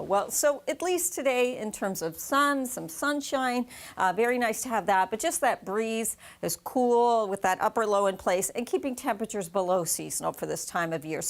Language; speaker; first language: English; native; English